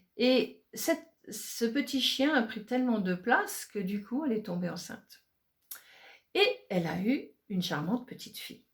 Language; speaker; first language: French; native; French